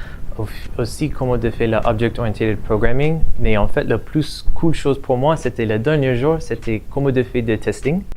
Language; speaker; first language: French; non-native, learner; English